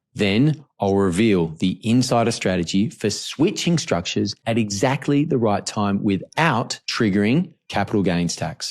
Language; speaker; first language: English; native; English